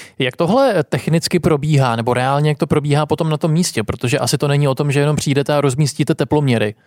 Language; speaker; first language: Czech; native; Czech